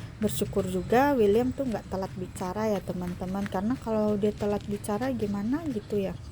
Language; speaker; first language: Indonesian; non-native, local second language; Hakka Chinese